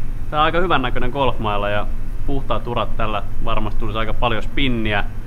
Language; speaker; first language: Finnish; native; Finnish